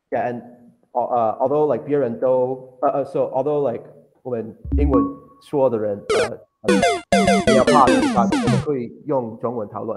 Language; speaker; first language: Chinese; non-native, learner; English